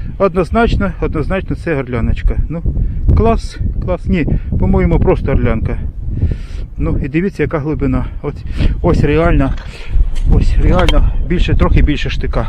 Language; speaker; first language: Ukrainian; non-native, local second language; Russian